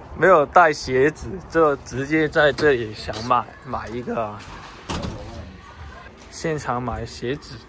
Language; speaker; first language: Chinese; non-native, fluent; Cantonese